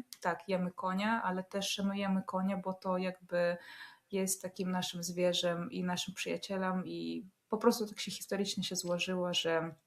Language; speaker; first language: Polish; non-native, fluent; Russian